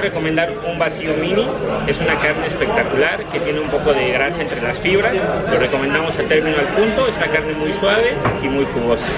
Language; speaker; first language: Spanish; native; Spanish